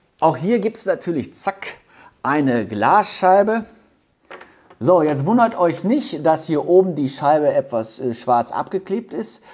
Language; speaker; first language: German; native; German